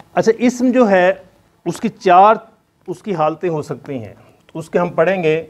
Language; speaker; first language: Urdu; non-native, local second language; Punjabi